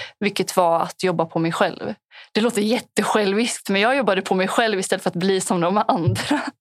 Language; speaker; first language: Swedish; early bilingual, other home language; Punjabi